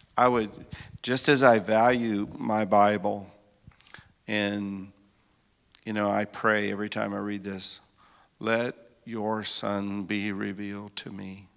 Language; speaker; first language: English; native; English